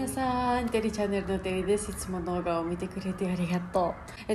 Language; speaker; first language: Japanese; non-native, learner; Georgian